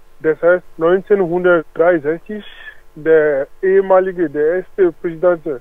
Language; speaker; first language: German; non-native, learner; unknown